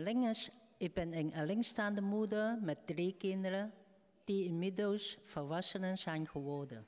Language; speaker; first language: Dutch; non-native, fluent; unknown